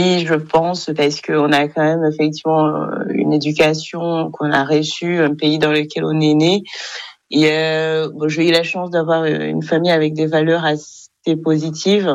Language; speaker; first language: French; non-native, local second language; Kinyarwanda